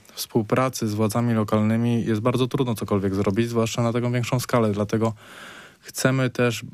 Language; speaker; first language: Polish; native; Polish